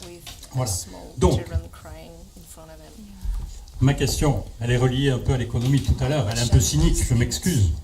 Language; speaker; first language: French; native; French